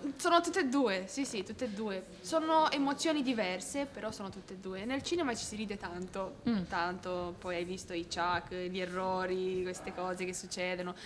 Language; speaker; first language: Italian; non-native, fluent; Romanian